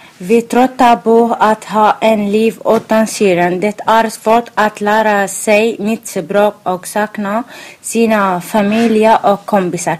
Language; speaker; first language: Swedish; non-native, learner; Arabic